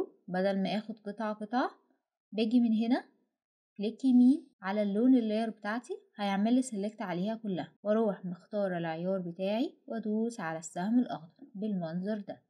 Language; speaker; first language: Arabic; native; Arabic